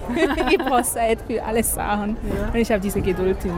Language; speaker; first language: German; non-native, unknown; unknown